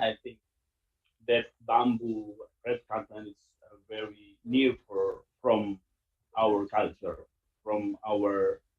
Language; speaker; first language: English; non-native, learner; Indonesian